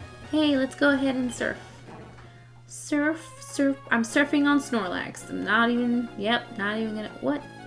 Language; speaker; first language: English; early bilingual, other home language; Spanish